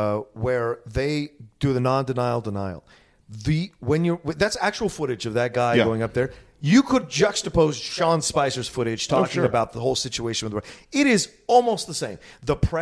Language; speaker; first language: English; native; English